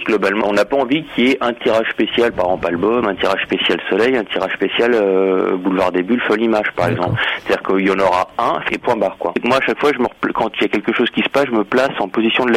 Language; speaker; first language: French; native; French